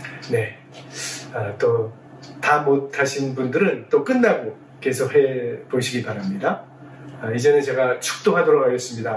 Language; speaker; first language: Korean; native; Korean